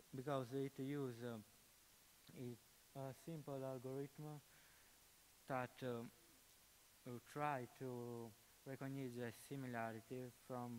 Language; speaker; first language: English; non-native, fluent; Italian